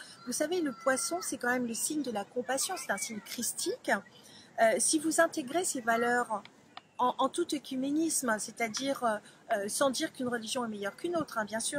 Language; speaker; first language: French; native; French